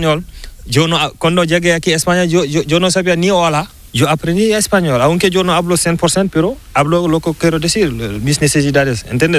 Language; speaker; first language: Spanish; non-native, learner; Fula